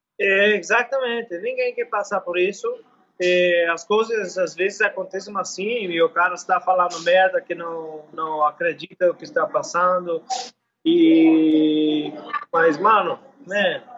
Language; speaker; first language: Portuguese; non-native, learner; English